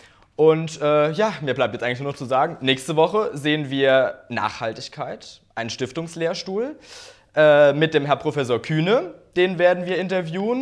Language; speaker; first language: German; native; German